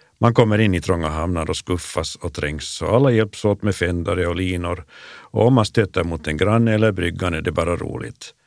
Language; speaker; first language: Swedish; native; Swedish